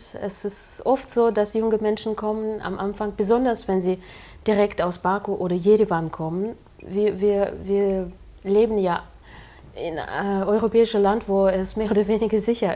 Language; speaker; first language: German; non-native, fluent; Russian